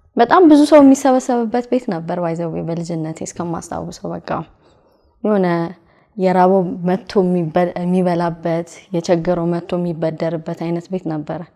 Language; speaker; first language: Amharic; native; Amharic